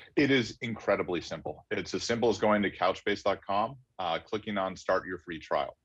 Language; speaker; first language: English; native; English